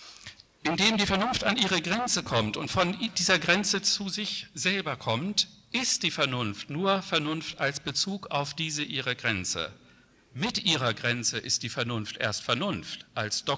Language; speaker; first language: German; native; German